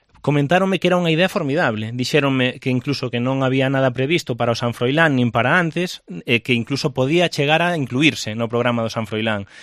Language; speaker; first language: Galician; native; Galician